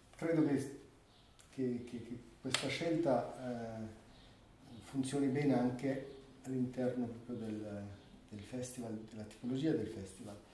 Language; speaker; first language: Italian; non-native, fluent; Albanian